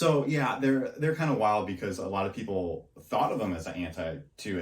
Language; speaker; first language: English; native; English